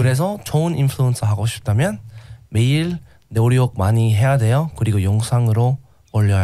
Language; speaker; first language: Korean; non-native, learner; English